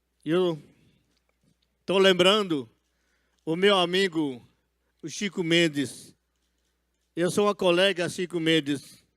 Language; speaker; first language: Portuguese; non-native, local second language; Yanomámi